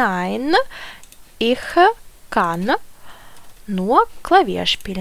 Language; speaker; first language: German; non-native, learner; Ukrainian